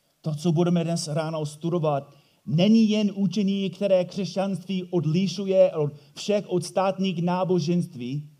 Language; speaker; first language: Czech; non-native, fluent; English